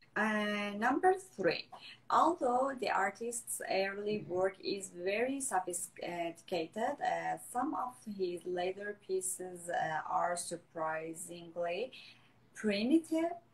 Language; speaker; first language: English; non-native, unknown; Persian